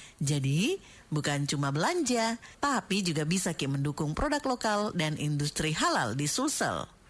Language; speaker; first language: Indonesian; native; Indonesian